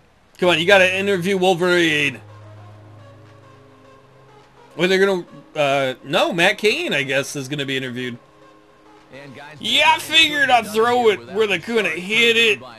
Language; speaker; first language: English; native; English